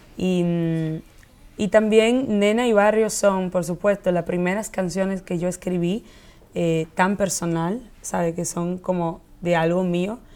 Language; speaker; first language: Spanish; early bilingual, heritage; Spanish